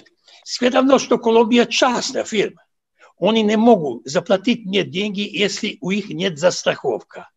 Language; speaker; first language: Russian; non-native, fluent; Serbian